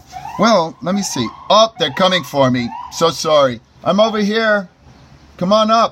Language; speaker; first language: English; native; English